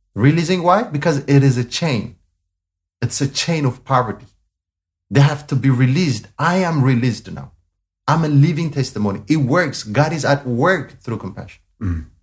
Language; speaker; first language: English; non-native, fluent; Amharic